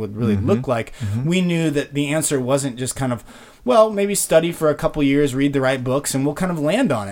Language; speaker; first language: English; native; English